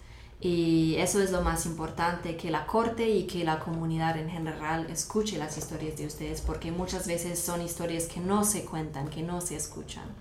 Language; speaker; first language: Spanish; non-native, fluent; English